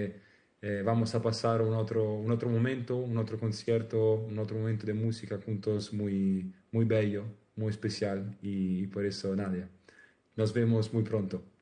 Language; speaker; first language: Spanish; non-native, learner; Italian